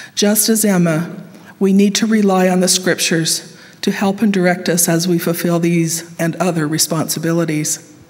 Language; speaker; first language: English; native; English